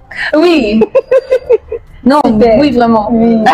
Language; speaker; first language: French; non-native, fluent; German